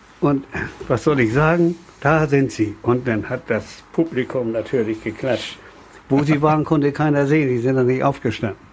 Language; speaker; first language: German; native; German